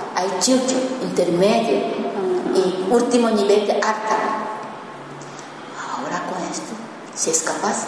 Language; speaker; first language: Spanish; non-native, learner; Japanese